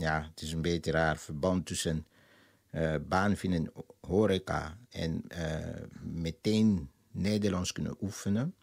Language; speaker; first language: Dutch; non-native, fluent; Lingala